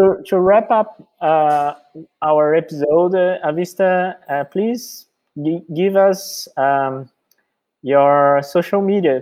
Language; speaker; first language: English; non-native, fluent; Portuguese